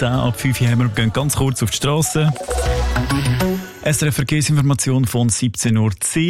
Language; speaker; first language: German; native; German